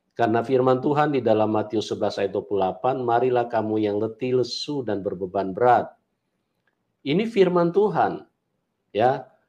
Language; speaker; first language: Indonesian; native; Indonesian